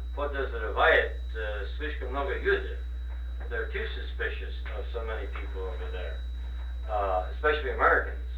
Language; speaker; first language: English; native; English